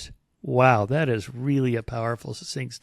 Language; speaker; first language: English; native; English